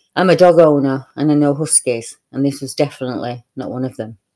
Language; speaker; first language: English; native; English